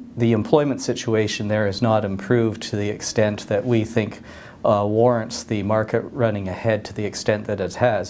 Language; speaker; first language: English; native; English